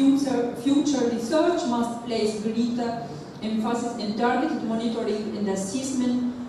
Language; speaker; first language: English; non-native, local second language; Arabic